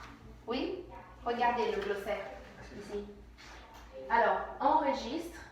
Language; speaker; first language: French; non-native, fluent; English